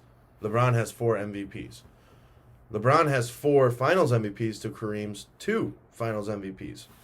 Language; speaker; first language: English; native; English